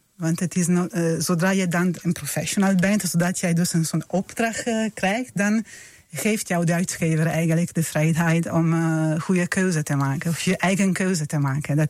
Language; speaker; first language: Dutch; non-native, fluent; Italian